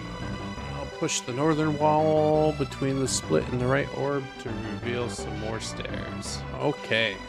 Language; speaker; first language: English; native; English